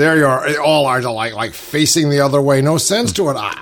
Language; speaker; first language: English; native; English